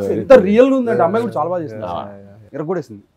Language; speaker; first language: Telugu; native; Telugu